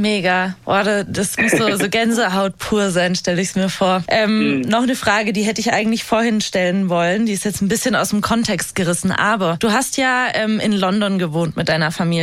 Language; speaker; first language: German; native; German